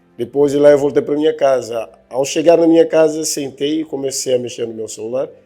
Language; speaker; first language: Portuguese; non-native, local second language; Upper Guinea Crioulo